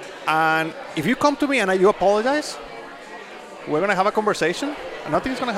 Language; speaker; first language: English; non-native, fluent; Spanish